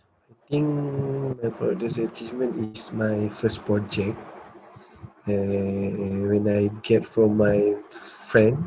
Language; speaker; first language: English; non-native, learner; Malay